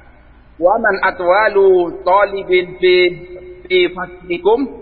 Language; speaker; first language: Arabic; non-native, learner; Indonesian